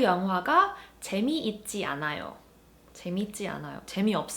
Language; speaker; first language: Korean; early bilingual, heritage; Korean